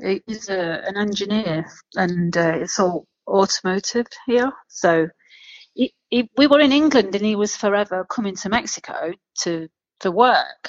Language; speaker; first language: English; native; English